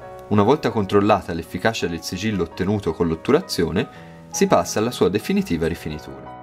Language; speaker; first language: Italian; native; Italian